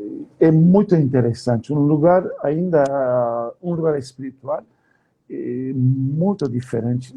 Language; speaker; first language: Portuguese; non-native, fluent; Turkish